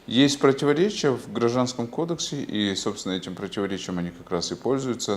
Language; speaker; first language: Russian; native; Russian